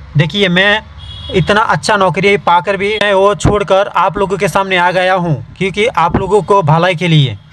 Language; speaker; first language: Hindi; non-native, local second language; Bangla